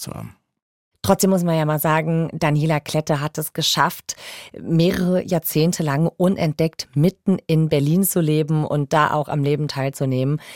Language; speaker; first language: German; native; German